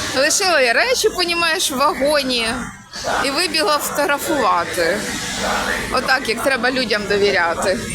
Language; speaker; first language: Ukrainian; native; Ukrainian